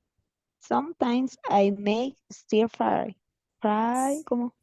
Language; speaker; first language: English; non-native, learner; Spanish